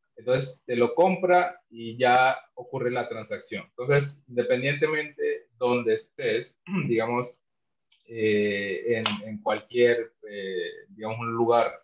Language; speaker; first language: Spanish; non-native, local second language; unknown